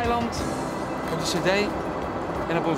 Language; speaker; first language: Dutch; native; Dutch